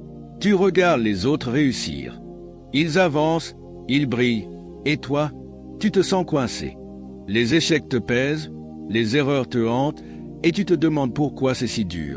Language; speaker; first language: French; native; French